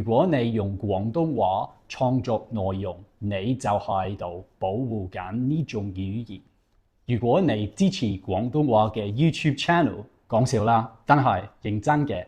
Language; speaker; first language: Cantonese; non-native, fluent; English